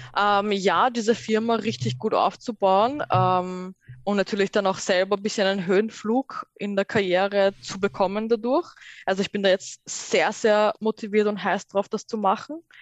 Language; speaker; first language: German; early bilingual, other home language; Persian